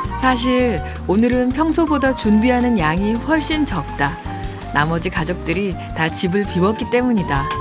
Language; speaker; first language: Korean; native; Korean